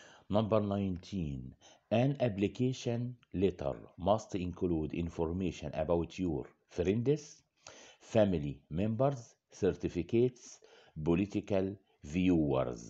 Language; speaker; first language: English; non-native, fluent; Arabic